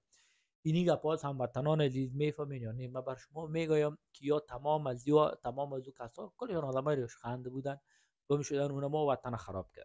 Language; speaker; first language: Persian; native; Persian